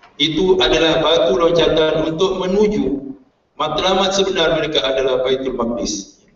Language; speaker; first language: Malay; native; Malay